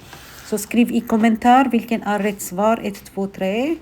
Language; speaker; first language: Swedish; non-native, fluent; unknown